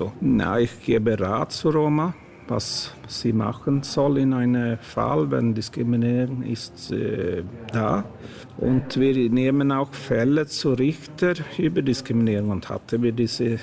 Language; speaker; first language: German; non-native, learner; Swedish